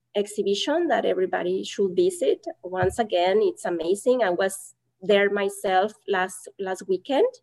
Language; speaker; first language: English; non-native, fluent; Spanish